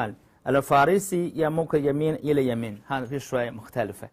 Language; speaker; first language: Arabic; non-native, learner; Chinese